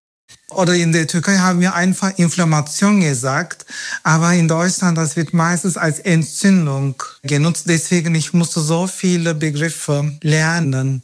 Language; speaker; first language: German; non-native, fluent; Turkish